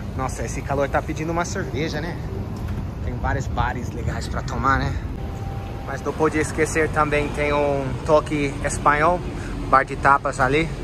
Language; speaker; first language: Portuguese; non-native, fluent; English